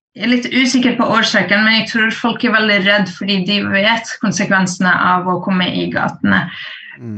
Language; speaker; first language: Norwegian; early bilingual, other home language; Persian